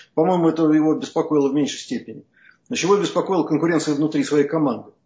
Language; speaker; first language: Russian; native; Russian